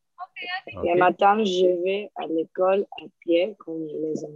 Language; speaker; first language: French; non-native, learner; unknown